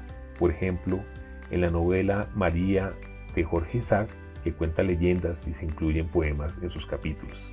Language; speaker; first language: Spanish; native; Spanish